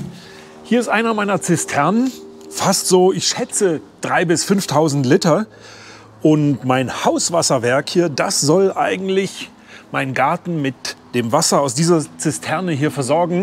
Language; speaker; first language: German; native; German